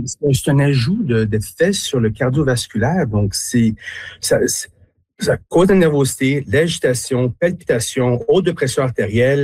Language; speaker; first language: French; native; French